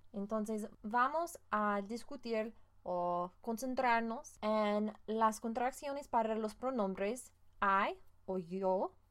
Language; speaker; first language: Spanish; non-native, fluent; English